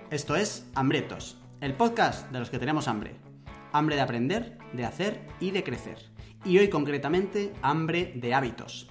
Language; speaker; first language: Spanish; native; Spanish